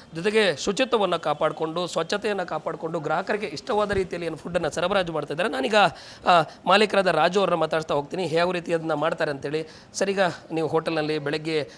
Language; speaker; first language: Kannada; native; Kannada